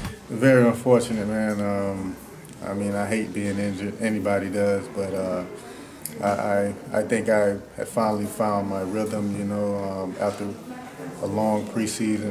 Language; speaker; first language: English; native; English